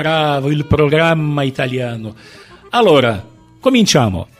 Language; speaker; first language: Italian; non-native, fluent; Portuguese